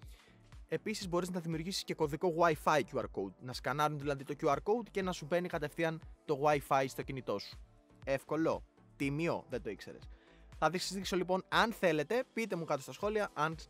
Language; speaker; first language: Greek; native; Greek